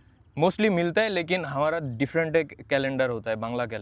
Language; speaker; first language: Hindi; non-native, fluent; Bangla